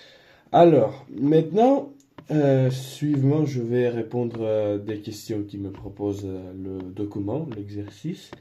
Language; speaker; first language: French; non-native, learner; Spanish